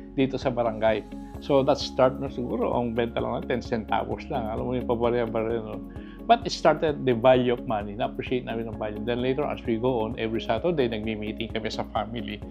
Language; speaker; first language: Filipino; native; Filipino